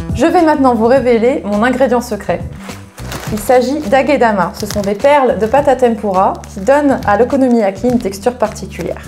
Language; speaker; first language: French; native; French